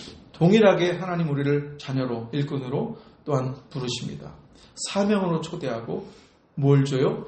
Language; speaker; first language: Korean; native; Korean